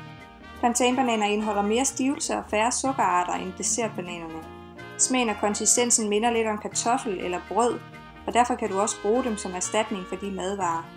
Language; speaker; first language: Danish; native; Danish